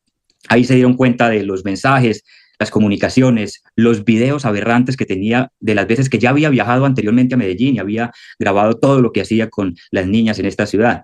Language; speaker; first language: Spanish; native; Spanish